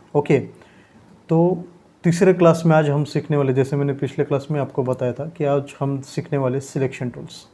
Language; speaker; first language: Hindi; non-native, local second language; Marathi